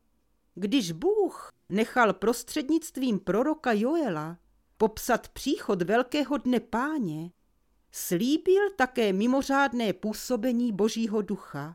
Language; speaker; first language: Czech; native; Czech